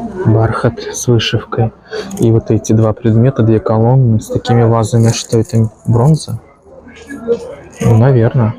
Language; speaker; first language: Russian; native; Russian